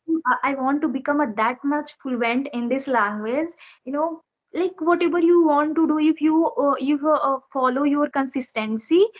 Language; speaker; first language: English; non-native, learner; Odia